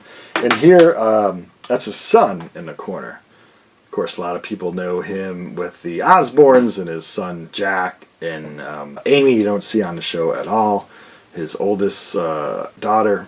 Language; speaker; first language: English; native; English